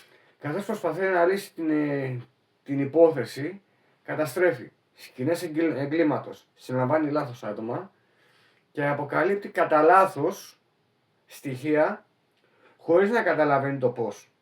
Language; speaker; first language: Greek; native; Greek